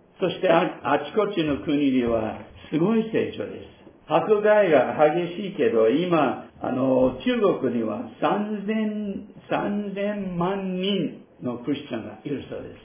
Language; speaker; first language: Japanese; non-native, fluent; English